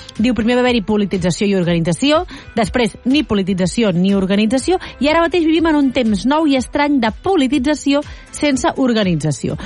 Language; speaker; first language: Catalan; native; Catalan